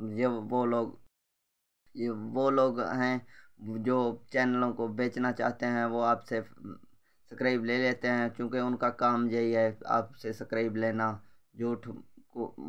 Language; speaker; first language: Urdu; non-native, local second language; Saraiki